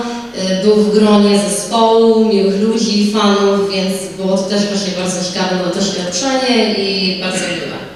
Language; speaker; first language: Polish; early bilingual, heritage; Polish